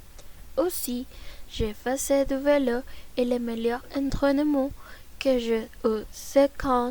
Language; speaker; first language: French; non-native, learner; Spanish